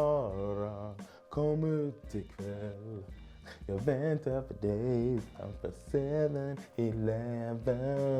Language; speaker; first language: Swedish; non-native, learner; English